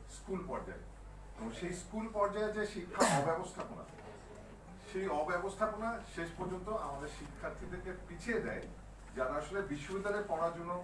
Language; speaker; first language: Bangla; native; Bangla